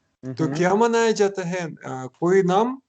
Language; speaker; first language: Hindi; non-native, learner; Russian